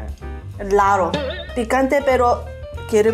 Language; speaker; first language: Spanish; non-native, learner; Korean